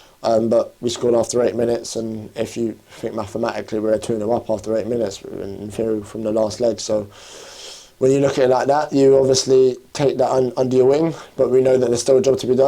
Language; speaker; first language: English; native; English